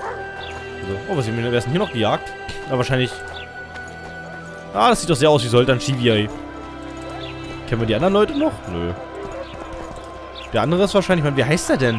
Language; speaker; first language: German; native; German